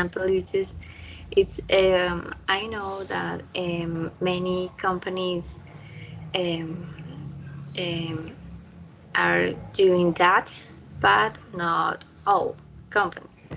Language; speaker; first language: English; non-native, learner; Spanish